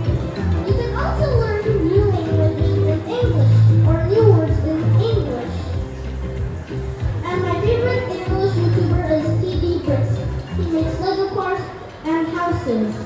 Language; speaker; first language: English; non-native, learner; Indonesian